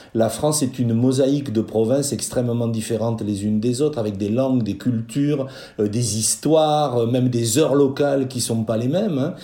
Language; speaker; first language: French; native; French